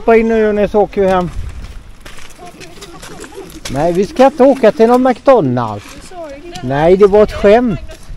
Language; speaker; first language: Swedish; native; Swedish